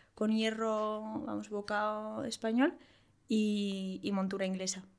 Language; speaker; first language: Spanish; native; Spanish